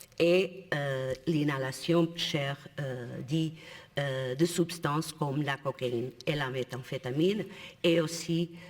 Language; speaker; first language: French; non-native, fluent; Portuguese